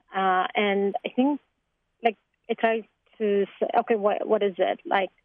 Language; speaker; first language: English; non-native, fluent; Tigrinya